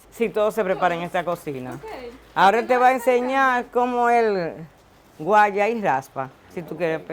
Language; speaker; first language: Spanish; native; Spanish